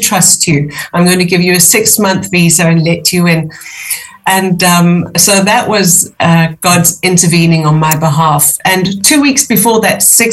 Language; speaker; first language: English; native; English